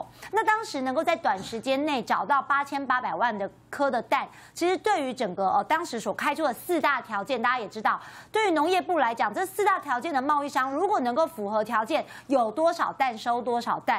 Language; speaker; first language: Chinese; native; Chinese